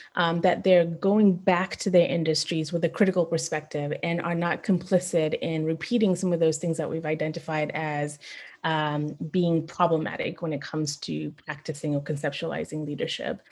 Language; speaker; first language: English; non-native, local second language; Shona